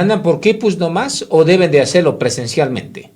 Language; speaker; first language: Spanish; native; Spanish